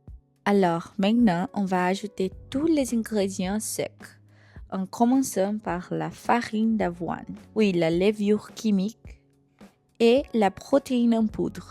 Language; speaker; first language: French; non-native, fluent; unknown